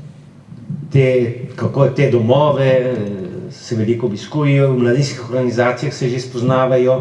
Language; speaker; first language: Slovenian; early bilingual, heritage; Slovenian